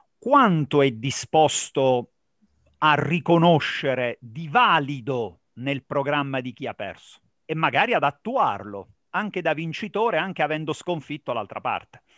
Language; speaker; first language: Italian; native; Italian